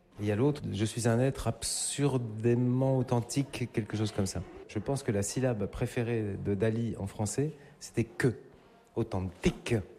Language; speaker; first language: French; native; French